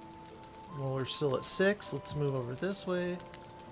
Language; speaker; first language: English; native; English